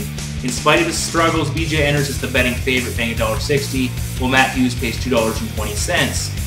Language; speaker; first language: English; native; English